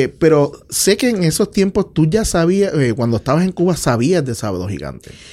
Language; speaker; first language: Spanish; native; Spanish